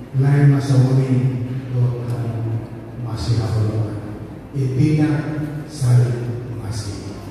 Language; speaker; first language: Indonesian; native; Indonesian